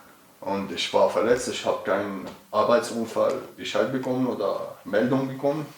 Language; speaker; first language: German; non-native, learner; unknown